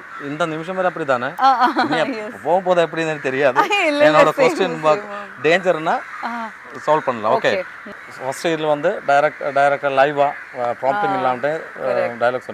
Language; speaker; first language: Tamil; non-native, learner; Malayalam